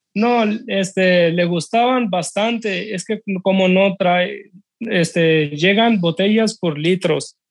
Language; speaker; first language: Spanish; non-native, learner; Urdu